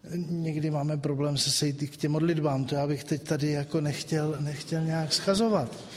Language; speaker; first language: Czech; native; Czech